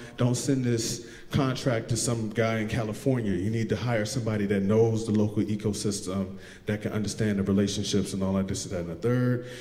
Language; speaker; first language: English; native; English